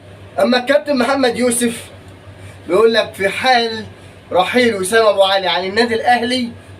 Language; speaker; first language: Arabic; native; Arabic